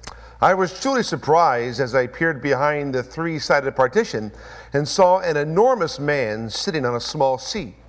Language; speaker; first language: English; native; English